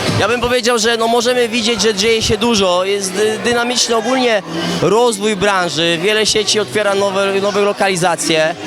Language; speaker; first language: Polish; native; Polish